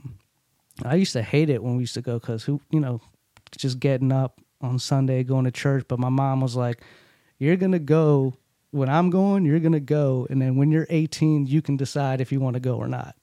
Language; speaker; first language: English; early bilingual, other home language; Urdu